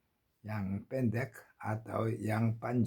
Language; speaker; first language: Indonesian; non-native, learner; Korean